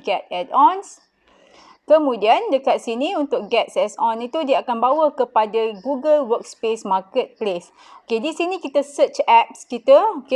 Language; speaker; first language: Malay; native; Malay